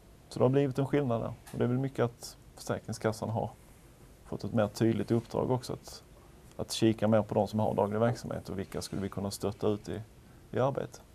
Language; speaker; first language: Swedish; native; Swedish